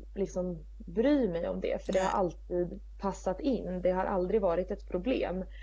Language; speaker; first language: Swedish; native; Swedish